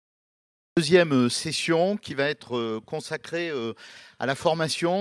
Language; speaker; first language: French; native; French